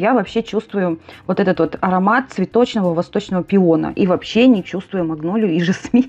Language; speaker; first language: Russian; native; Russian